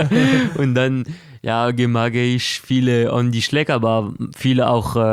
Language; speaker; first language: German; non-native, local second language; French